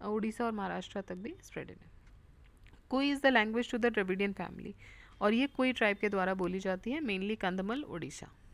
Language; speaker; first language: Hindi; native; Hindi